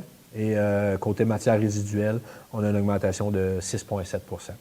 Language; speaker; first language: French; native; French